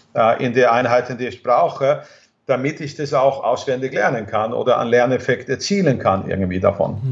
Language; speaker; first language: German; non-native, fluent; Swedish